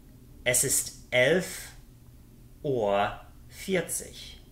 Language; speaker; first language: German; non-native, fluent; English